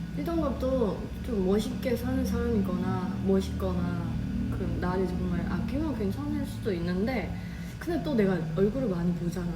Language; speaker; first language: Korean; non-native, fluent; Burmese